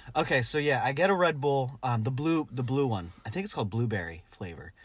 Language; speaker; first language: English; early bilingual, other home language; Filipino